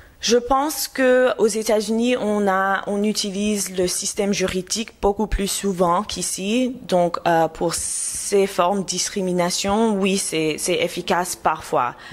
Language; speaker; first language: French; non-native, fluent; English